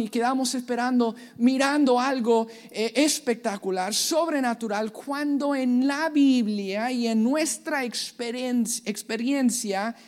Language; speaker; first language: Spanish; native; Spanish